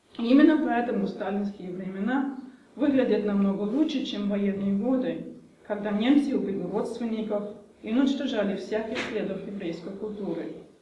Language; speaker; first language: Russian; non-native, fluent; German